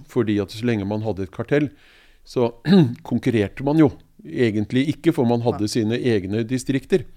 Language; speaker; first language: Norwegian; native; Norwegian